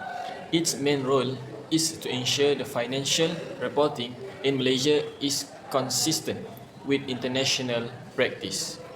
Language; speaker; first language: English; non-native, local second language; Malay